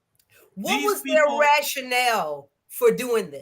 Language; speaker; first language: English; native; English